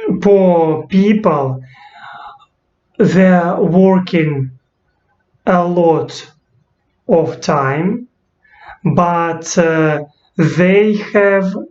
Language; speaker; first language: English; non-native, learner; Russian